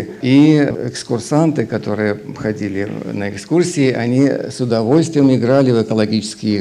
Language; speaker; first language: Russian; native; Russian